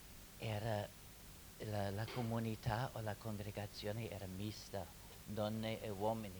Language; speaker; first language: Italian; non-native, fluent; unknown